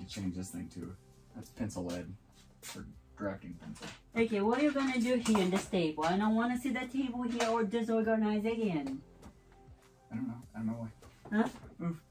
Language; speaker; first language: English; non-native, fluent; Portuguese